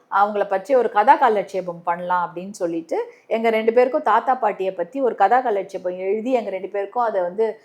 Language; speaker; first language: Tamil; native; Tamil